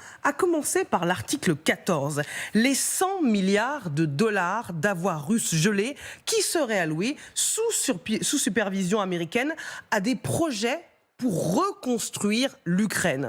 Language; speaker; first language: French; native; French